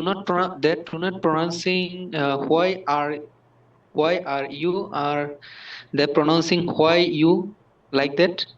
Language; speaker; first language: English; non-native, learner; Bangla